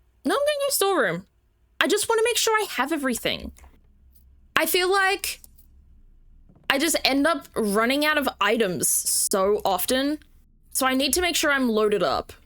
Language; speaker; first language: English; native; English